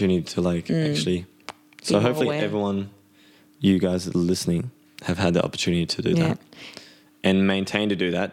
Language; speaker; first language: English; native; English